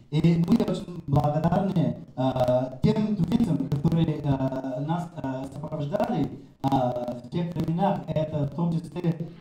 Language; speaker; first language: Russian; non-native, fluent; English